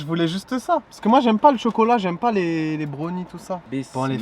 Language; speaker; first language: French; native; French